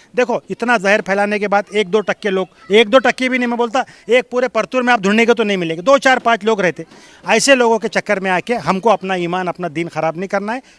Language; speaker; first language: Hindi; non-native, local second language; Marathi